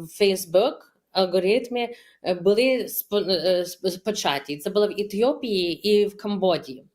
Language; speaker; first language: Ukrainian; early bilingual, heritage; Ukrainian